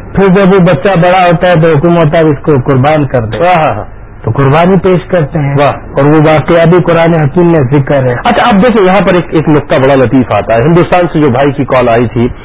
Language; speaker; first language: Urdu; native; Urdu